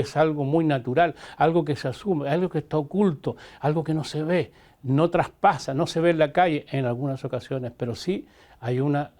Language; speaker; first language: Spanish; native; Spanish